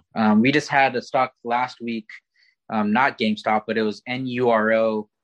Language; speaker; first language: English; native; English